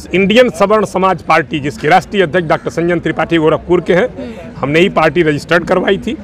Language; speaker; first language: Hindi; native; Hindi